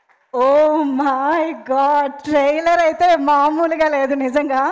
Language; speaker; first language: Telugu; native; Telugu